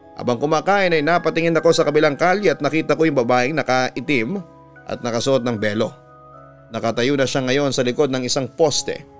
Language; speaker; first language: Filipino; native; Filipino